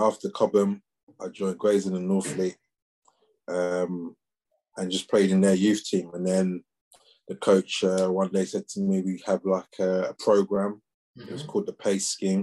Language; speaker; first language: English; native; English